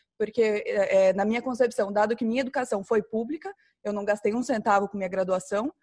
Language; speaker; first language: Portuguese; native; Portuguese